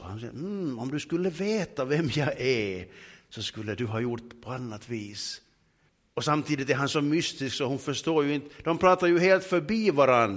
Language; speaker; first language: Swedish; native; Swedish